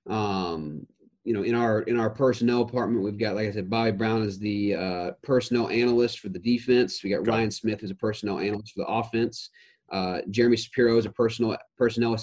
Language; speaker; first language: English; native; English